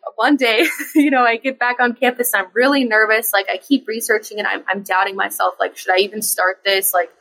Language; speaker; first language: English; native; English